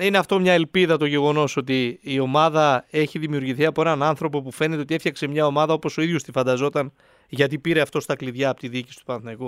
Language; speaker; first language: Greek; native; Greek